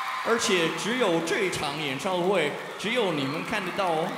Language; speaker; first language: Chinese; early bilingual, heritage; English